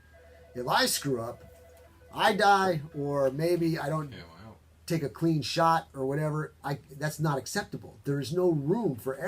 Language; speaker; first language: English; native; English